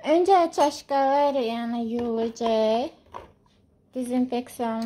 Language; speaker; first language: Turkish; non-native, learner; Azerbaijani